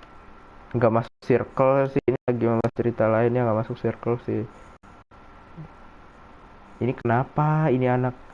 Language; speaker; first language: Indonesian; native; Indonesian